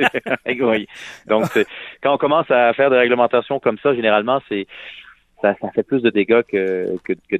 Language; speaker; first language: French; native; French